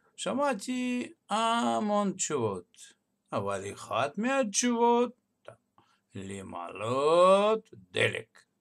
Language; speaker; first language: Hebrew; non-native, fluent; Russian